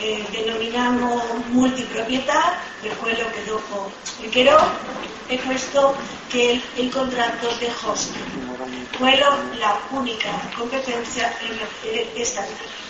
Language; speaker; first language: Spanish; native; Spanish